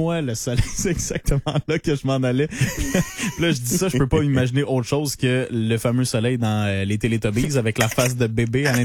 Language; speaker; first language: French; native; French